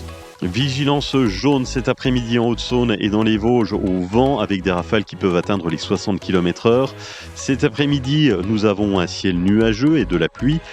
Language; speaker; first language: French; native; French